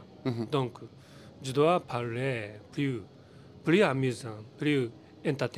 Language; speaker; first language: French; non-native, learner; Japanese